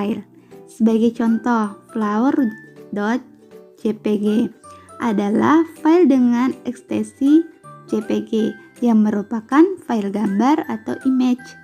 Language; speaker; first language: Indonesian; native; Indonesian